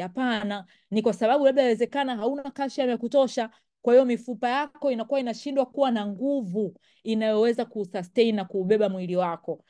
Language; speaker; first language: Swahili; native; Swahili